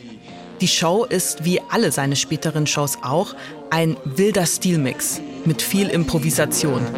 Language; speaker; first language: German; native; German